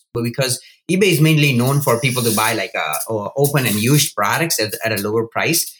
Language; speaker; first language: English; non-native, local second language; Gujarati